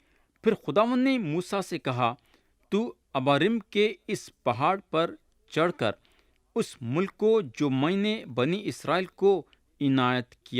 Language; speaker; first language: Urdu; native; Urdu